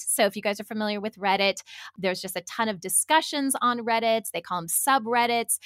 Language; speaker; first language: English; native; English